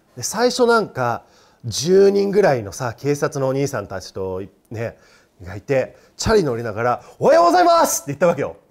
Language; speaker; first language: Japanese; non-native, fluent; English